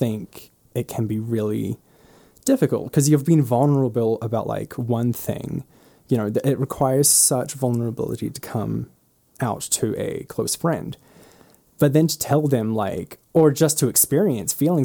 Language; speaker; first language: English; native; English